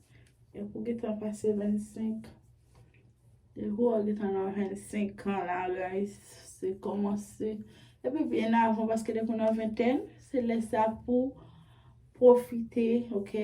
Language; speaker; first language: French; non-native, learner; Haitian Creole